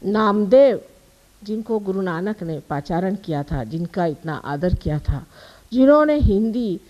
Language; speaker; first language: Hindi; non-native, local second language; Marathi